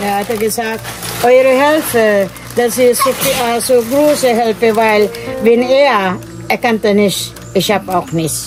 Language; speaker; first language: German; non-native, learner; Filipino